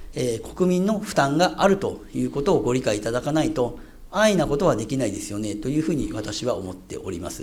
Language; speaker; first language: Japanese; native; Japanese